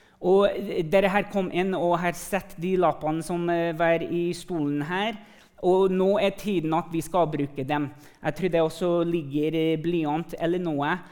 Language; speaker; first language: Norwegian; early bilingual, other home language; English